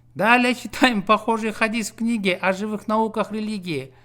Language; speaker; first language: Russian; non-native, local second language; Kyrgyz